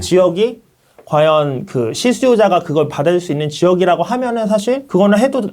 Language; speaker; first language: Korean; native; Korean